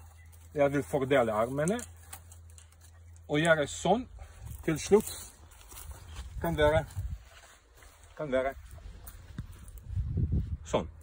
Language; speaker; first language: Norwegian; non-native, fluent; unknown